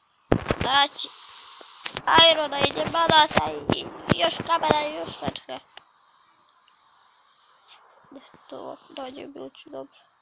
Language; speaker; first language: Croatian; early bilingual, heritage; Bosnian